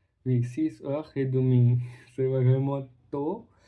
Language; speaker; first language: French; non-native, learner; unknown